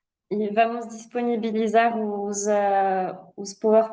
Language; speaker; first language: Portuguese; non-native, fluent; French